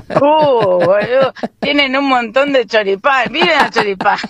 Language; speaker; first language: Spanish; native; Spanish